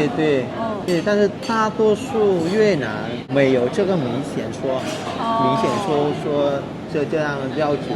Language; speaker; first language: Chinese; non-native, fluent; Vietnamese